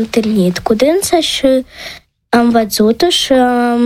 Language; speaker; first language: Romanian; non-native, local second language; Ukrainian